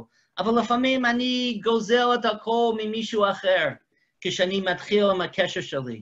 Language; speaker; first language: Hebrew; non-native, fluent; English